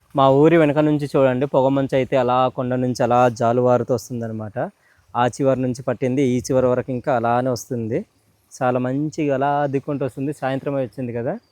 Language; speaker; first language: Telugu; non-native, local second language; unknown